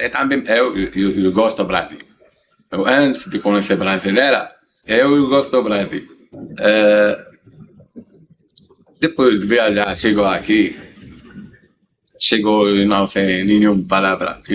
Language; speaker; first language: Portuguese; non-native, learner; Arabic